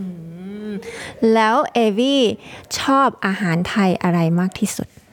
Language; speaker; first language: Thai; native; Thai